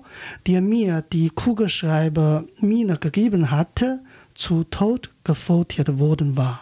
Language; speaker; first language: German; non-native, learner; Chinese